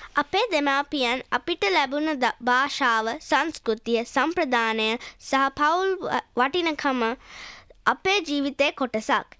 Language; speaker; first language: Sinhala; early bilingual, heritage; Sinhala